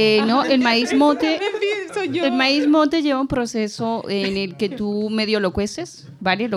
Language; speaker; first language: Spanish; native; Spanish